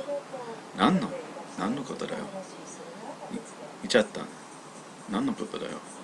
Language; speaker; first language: Japanese; non-native, learner; English